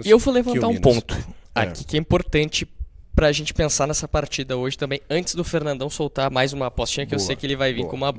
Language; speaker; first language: Portuguese; native; Portuguese